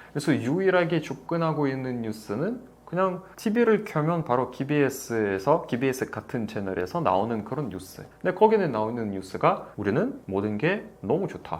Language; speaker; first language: Korean; non-native, fluent; Russian